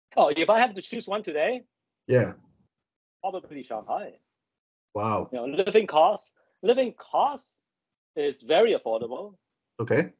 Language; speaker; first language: English; non-native, local second language; Cantonese